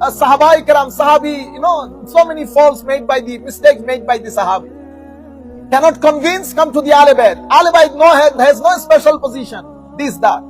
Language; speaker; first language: English; non-native, local second language; Bangla